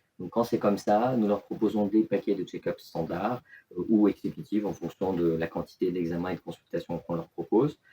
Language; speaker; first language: French; early bilingual, other home language; Turkish